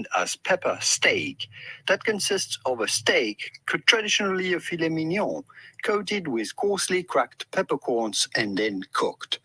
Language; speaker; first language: English; non-native, fluent; French